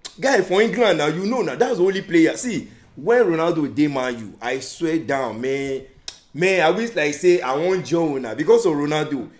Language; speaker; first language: Nigerian Pidgin; non-native, local second language; Yoruba